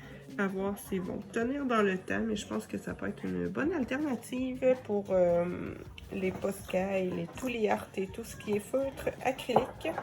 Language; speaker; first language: French; native; French